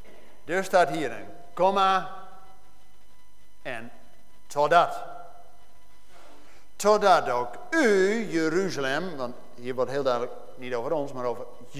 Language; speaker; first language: Dutch; native; Dutch